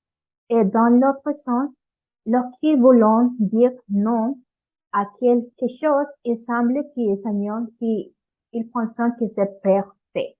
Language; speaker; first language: French; non-native, learner; Spanish